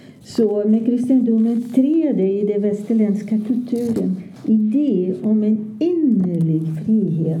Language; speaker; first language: Swedish; non-native, fluent; Portuguese